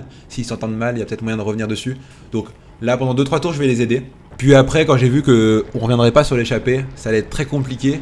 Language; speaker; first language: French; native; French